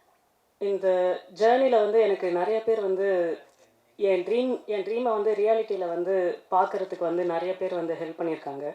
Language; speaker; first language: Tamil; native; Tamil